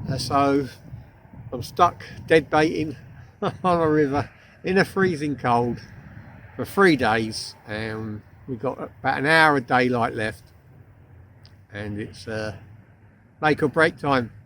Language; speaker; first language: English; native; English